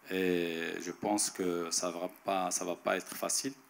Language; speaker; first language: French; non-native, local second language; Arabic